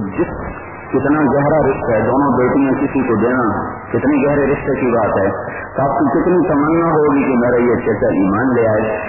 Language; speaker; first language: Urdu; non-native, local second language; Punjabi